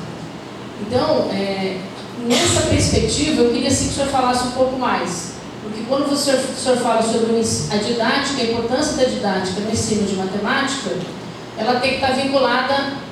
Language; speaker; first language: Portuguese; native; Portuguese